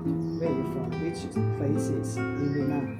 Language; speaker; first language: English; non-native, learner; Chinese